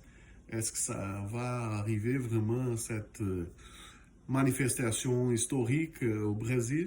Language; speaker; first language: French; non-native, fluent; Portuguese